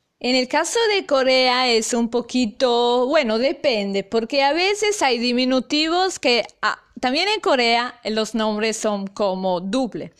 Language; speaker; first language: Spanish; non-native, fluent; Italian